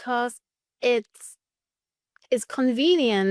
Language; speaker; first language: English; non-native, learner; Thai